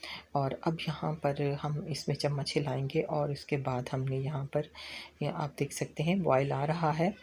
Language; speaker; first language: Hindi; non-native, local second language; Punjabi